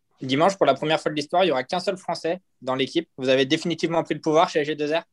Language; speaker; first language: French; native; French